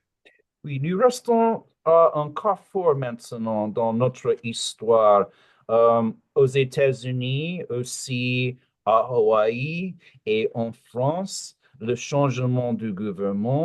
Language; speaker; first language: French; non-native, learner; English